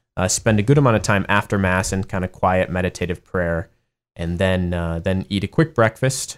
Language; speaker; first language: English; native; English